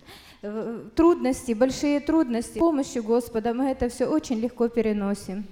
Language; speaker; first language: Russian; native; Russian